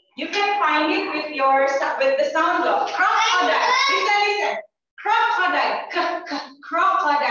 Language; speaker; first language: English; non-native, learner; Indonesian